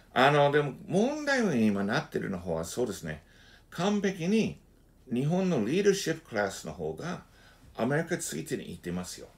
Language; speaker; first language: Japanese; non-native, fluent; English